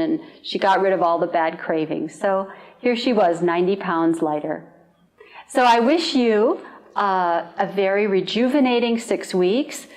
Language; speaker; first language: English; native; English